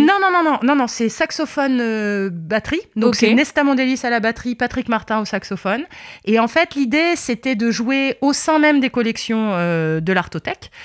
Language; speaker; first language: French; native; French